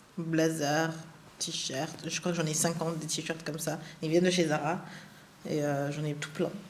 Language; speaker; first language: French; early bilingual, other home language; German